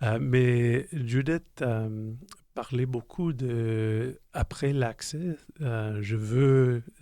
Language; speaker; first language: French; non-native, local second language; English